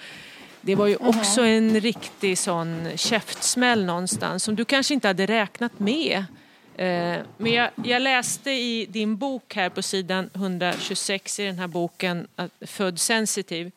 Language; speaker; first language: Swedish; native; Swedish